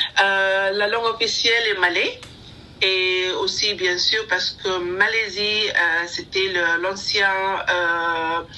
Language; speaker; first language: French; non-native, learner; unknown